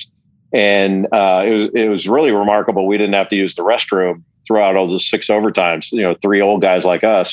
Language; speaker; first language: English; native; English